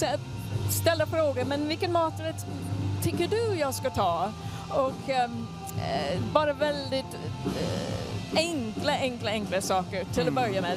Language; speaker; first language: Swedish; non-native, fluent; English